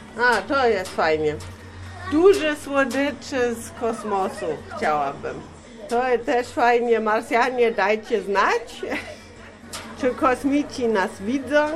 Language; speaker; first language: Polish; non-native, fluent; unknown